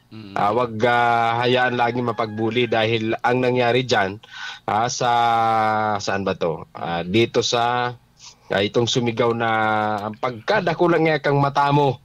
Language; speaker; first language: Filipino; non-native, local second language; Bikol